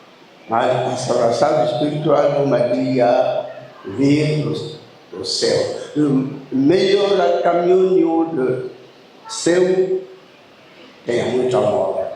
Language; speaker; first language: Portuguese; non-native, learner; Lingala